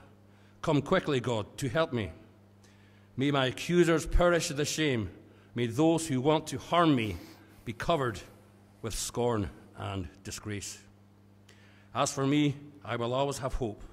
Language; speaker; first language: English; native; English